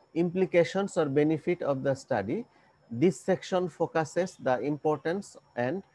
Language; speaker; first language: English; non-native, local second language; Bangla